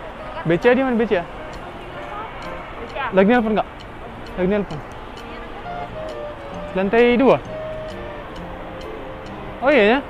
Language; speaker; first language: Indonesian; native; Indonesian